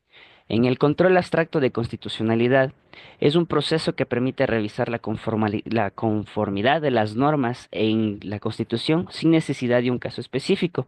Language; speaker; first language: Spanish; native; Spanish